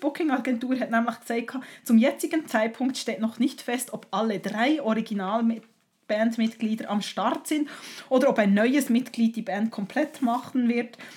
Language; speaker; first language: German; native; German